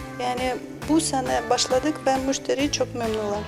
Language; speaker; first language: Turkish; non-native, learner; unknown